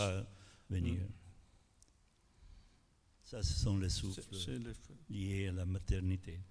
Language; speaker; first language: French; non-native, fluent; Italian